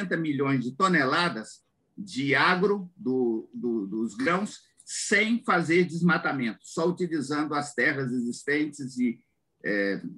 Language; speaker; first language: Portuguese; native; Portuguese